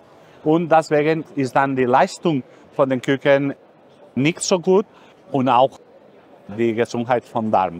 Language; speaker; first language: German; non-native, fluent; Spanish